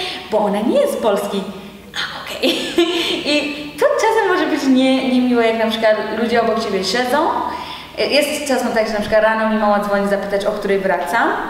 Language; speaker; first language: Polish; non-native, learner; Persian